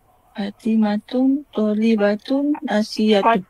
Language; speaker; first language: Arabic; non-native, learner; Malay